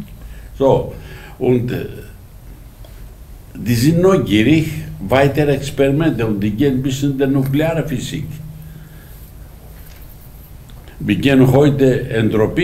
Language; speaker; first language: German; non-native, fluent; Greek